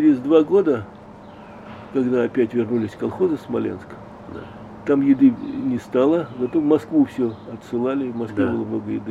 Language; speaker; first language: Russian; native; Russian